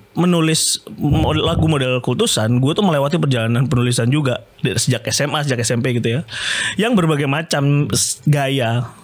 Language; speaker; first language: Indonesian; native; Indonesian